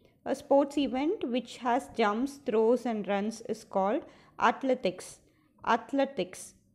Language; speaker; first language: English; non-native, local second language; Tamil